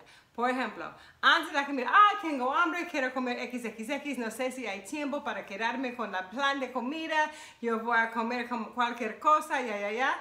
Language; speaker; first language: Spanish; non-native, fluent; English